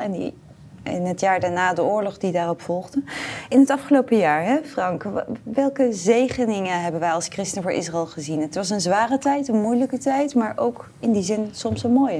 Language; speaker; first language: Dutch; native; Dutch